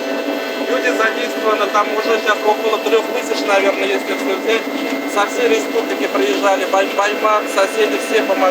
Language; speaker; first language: Russian; native; Russian